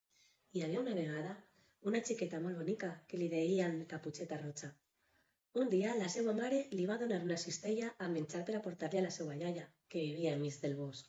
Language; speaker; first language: Catalan; native; Catalan